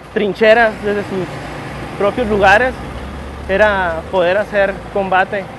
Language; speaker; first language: Spanish; native; Spanish